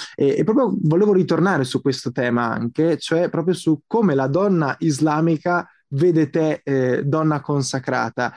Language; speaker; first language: Italian; native; Italian